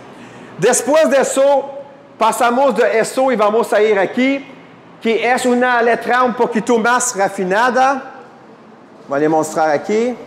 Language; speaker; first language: Spanish; non-native, fluent; French